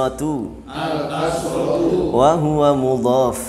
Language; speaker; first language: Arabic; non-native, fluent; Indonesian